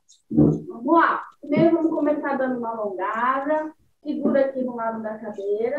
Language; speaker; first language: Portuguese; native; Portuguese